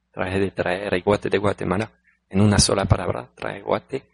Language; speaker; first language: Spanish; non-native, fluent; French